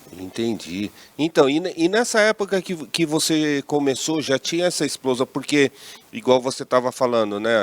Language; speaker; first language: Portuguese; native; Portuguese